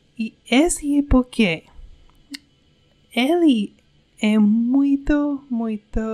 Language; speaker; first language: Portuguese; non-native, learner; English